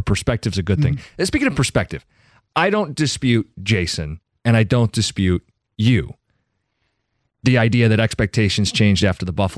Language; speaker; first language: English; native; English